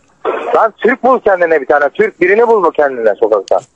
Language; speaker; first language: Turkish; native; Turkish